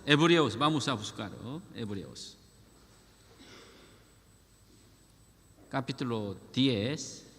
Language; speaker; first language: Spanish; non-native, learner; Korean